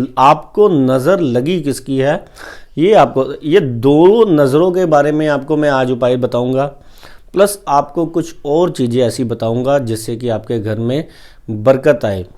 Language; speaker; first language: Hindi; non-native, local second language; Punjabi